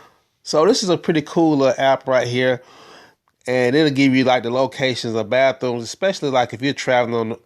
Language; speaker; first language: English; native; English